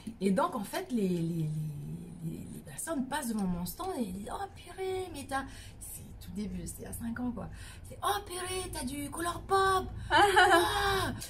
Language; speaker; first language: French; native; French